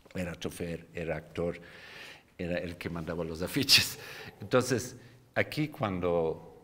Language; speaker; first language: Spanish; non-native, fluent; German